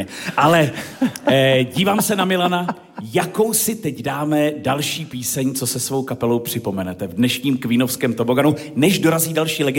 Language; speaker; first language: Czech; native; Czech